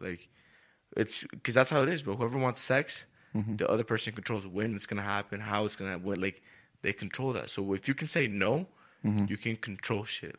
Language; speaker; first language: English; early bilingual, other home language; Spanish